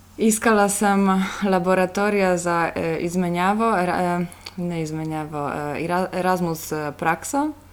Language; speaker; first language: Slovenian; non-native, fluent; Polish